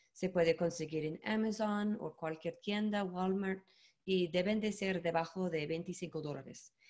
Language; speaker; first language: Spanish; non-native, learner; English